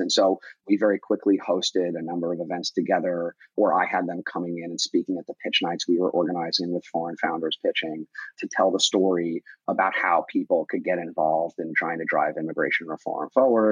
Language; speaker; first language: English; native; English